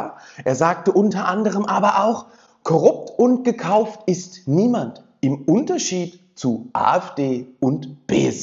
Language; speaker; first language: German; native; German